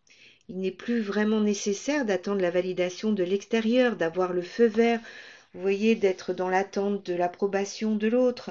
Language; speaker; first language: French; native; French